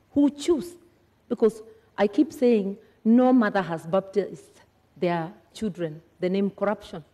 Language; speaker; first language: English; non-native, local second language; Kikuyu